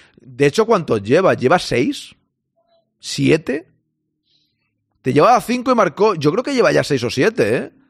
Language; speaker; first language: Spanish; native; Spanish